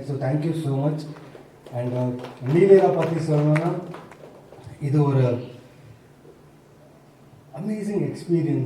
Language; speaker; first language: Tamil; non-native, fluent; Telugu